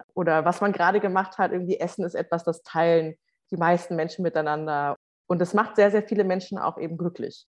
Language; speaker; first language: German; native; German